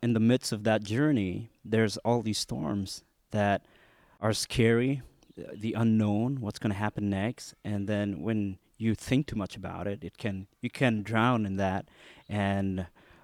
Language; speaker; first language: English; non-native, local second language; Khasi